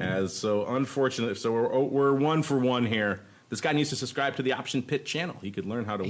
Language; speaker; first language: English; native; English